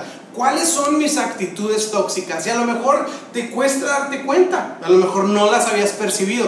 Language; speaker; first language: Spanish; native; Spanish